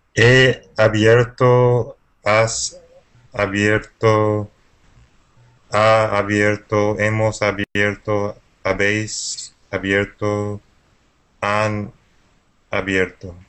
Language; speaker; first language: Spanish; non-native, fluent; English